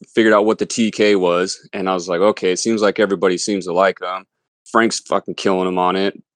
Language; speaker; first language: English; native; English